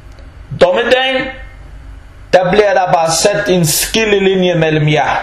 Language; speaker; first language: Danish; early bilingual, other home language; Arabic